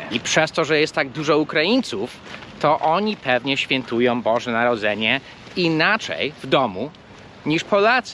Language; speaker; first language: Polish; early bilingual, heritage; English